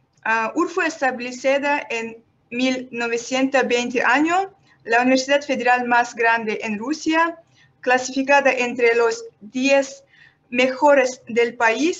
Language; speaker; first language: Spanish; non-native, learner; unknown